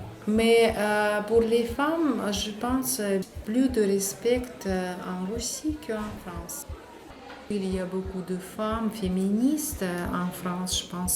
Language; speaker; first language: French; non-native, learner; Russian